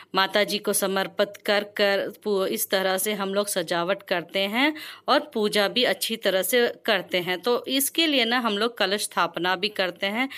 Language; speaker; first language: Hindi; non-native, local second language; Telugu